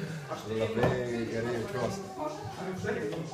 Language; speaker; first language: Lithuanian; non-native, learner; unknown